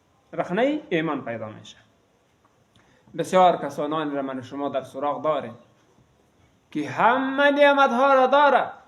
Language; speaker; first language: Persian; native; Persian